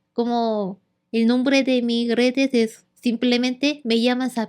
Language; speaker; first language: Spanish; non-native, learner; Korean